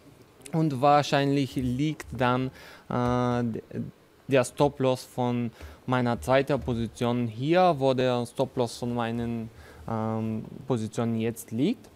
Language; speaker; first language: German; non-native, fluent; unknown